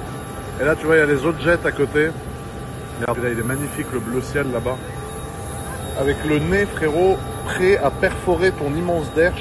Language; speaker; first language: French; native; French